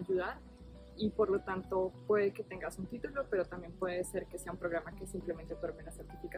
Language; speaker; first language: Spanish; native; Spanish